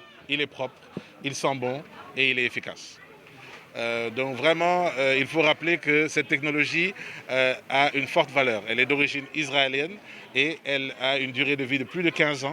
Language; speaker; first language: French; non-native, local second language; Wolof